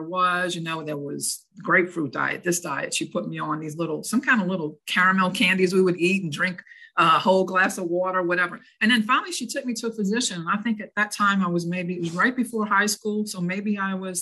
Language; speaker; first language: English; native; English